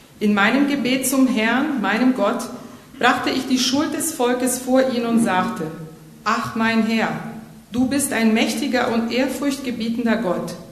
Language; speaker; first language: German; native; German